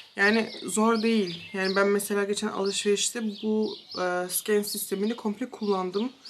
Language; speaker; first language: Turkish; early bilingual, heritage; Turkish